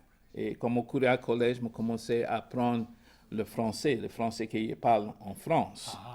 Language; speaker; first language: French; non-native, local second language; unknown